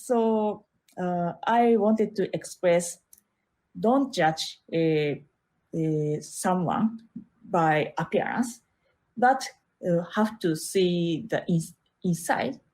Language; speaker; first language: English; non-native, learner; Japanese